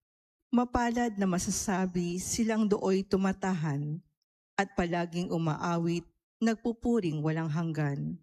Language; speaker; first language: Filipino; native; Filipino